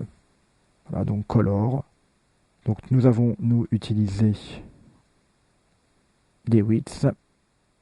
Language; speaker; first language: French; native; French